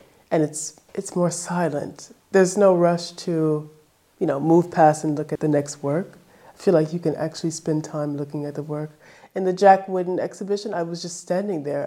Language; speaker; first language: English; native; English